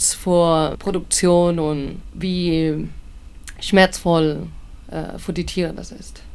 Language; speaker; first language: German; non-native, learner; Spanish